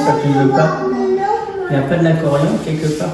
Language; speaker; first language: French; native; French